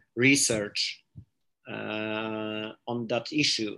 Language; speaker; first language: English; non-native, fluent; Polish